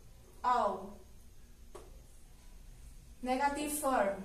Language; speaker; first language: English; non-native, learner; Portuguese